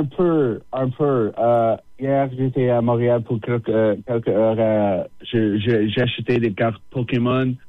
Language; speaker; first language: French; non-native, fluent; English